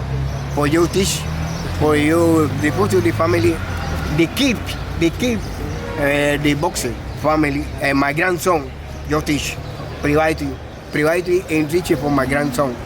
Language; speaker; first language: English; non-native, learner; Spanish